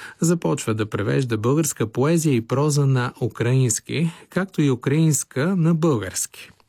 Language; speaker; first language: Bulgarian; native; Bulgarian